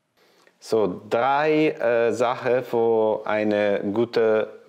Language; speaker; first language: German; non-native, learner; Italian